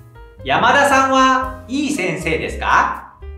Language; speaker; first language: Japanese; non-native, fluent; Indonesian